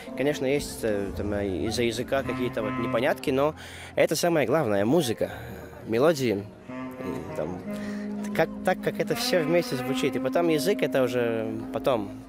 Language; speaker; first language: Russian; non-native, local second language; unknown